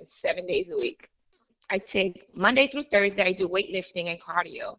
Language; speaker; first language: English; native; English